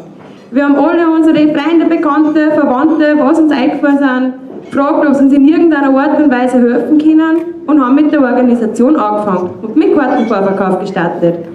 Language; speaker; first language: German; native; German